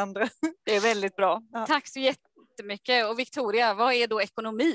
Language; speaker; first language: Swedish; native; Swedish